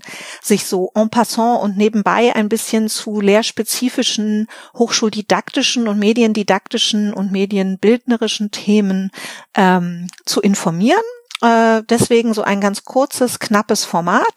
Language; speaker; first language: German; native; German